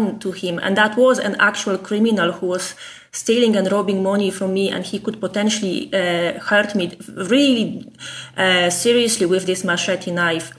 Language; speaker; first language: English; non-native, fluent; Polish